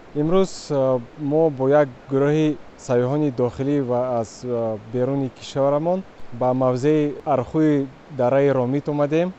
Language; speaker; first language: Tajik; native; Tajik